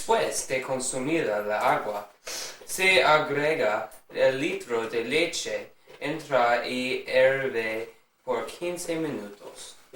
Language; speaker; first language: Spanish; non-native, learner; English